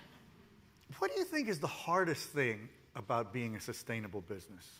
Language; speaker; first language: English; native; English